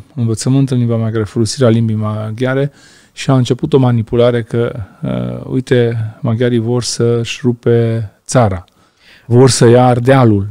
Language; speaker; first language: Romanian; non-native, local second language; Hungarian